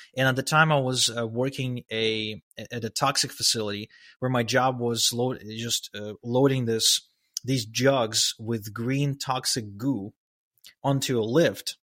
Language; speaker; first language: English; early bilingual, other home language; Hebrew